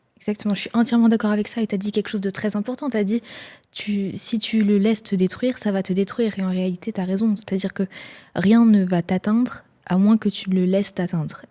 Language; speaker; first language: French; native; French